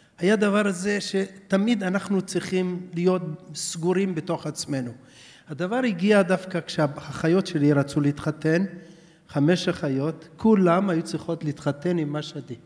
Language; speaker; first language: Hebrew; early bilingual, other home language; Persian